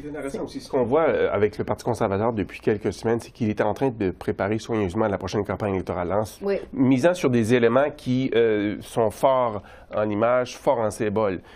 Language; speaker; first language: French; native; French